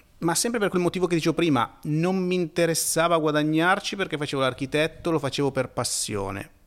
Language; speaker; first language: Italian; native; Italian